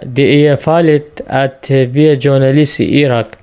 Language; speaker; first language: Danish; non-native, learner; Arabic